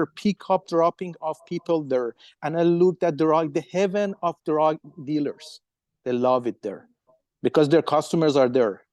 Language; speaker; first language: English; non-native, fluent; Persian